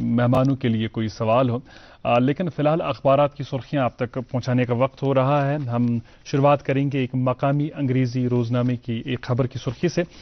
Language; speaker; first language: Hindi; non-native, local second language; Kashmiri